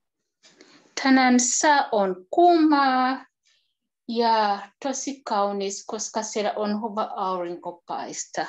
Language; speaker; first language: Finnish; non-native, learner; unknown